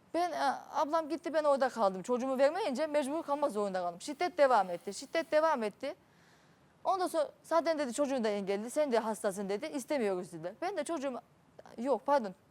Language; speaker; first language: Turkish; native; Turkish